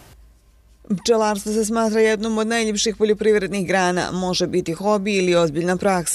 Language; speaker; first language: Serbian; native; Serbian